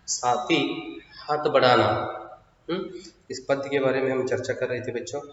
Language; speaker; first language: Hindi; non-native, local second language; Kannada